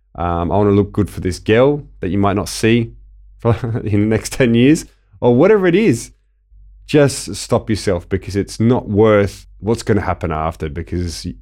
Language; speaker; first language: English; early bilingual, other home language; Italian